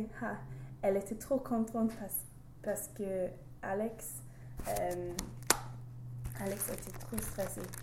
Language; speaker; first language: French; non-native, learner; English